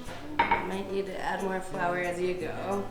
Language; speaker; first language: English; native; English